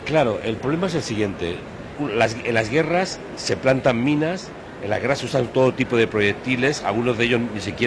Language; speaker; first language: Spanish; native; Spanish